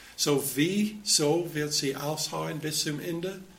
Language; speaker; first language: German; non-native, fluent; English